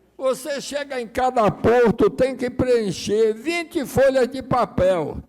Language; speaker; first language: Portuguese; early bilingual, other home language; Russian